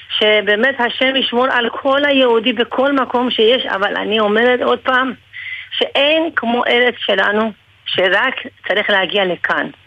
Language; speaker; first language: Hebrew; non-native, fluent; Persian